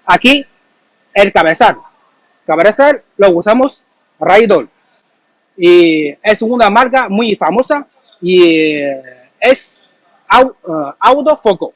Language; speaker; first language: Spanish; non-native, learner; Chinese